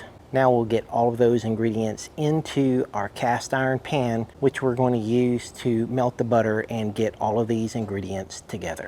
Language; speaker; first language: English; native; English